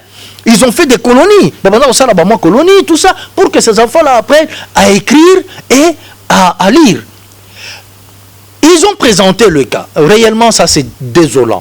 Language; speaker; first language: French; non-native, local second language; Lingala